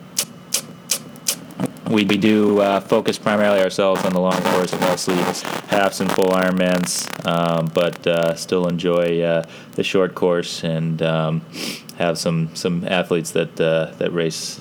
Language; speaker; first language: English; native; English